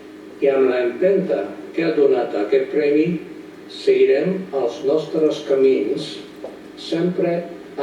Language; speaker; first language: Catalan; non-native, fluent; Japanese